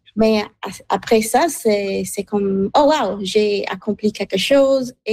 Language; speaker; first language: French; non-native, learner; English